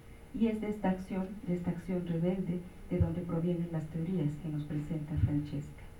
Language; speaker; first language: Spanish; native; Spanish